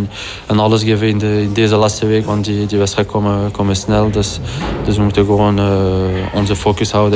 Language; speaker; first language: Dutch; non-native, fluent; French